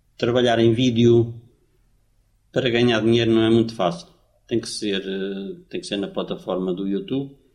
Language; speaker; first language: Portuguese; native; Portuguese